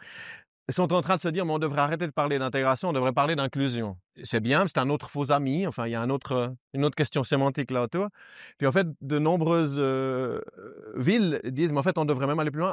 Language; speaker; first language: French; native; French